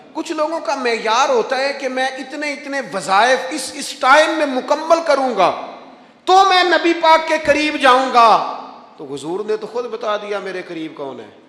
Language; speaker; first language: Urdu; non-native, local second language; Punjabi